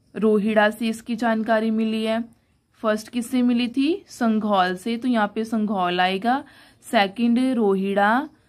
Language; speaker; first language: Hindi; non-native, local second language; Punjabi